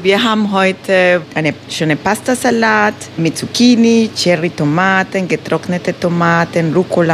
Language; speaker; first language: German; non-native, fluent; Spanish